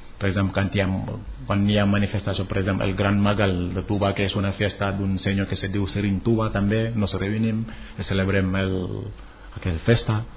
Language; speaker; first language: Catalan; non-native, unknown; Wolof